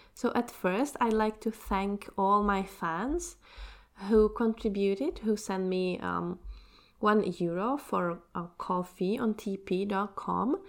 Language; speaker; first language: English; non-native, fluent; Czech